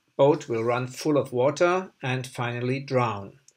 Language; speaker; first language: English; non-native, fluent; German